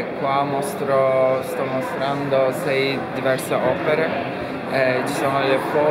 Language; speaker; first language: Italian; non-native, fluent; Turkish